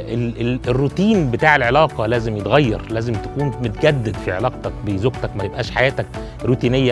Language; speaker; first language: Arabic; native; Arabic